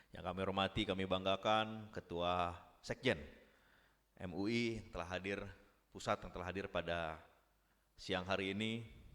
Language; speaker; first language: Indonesian; native; Indonesian